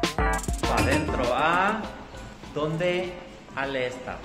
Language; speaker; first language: Spanish; non-native, learner; Korean